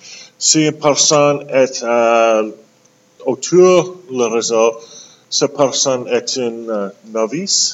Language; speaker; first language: French; non-native, local second language; English